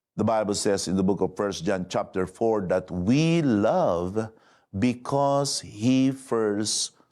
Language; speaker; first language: English; non-native, local second language; Filipino